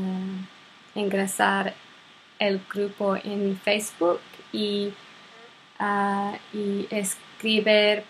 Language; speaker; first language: Spanish; non-native, learner; English